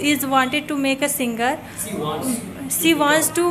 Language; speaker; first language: English; non-native, local second language; Hindi